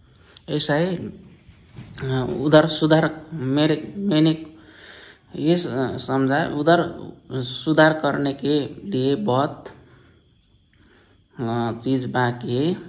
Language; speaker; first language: Hindi; non-native, learner; Nepali